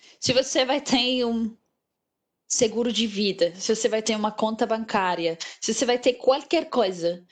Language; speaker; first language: Portuguese; non-native, fluent; Arabic